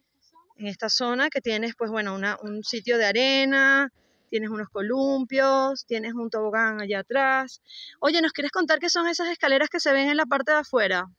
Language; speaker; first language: Spanish; native; Spanish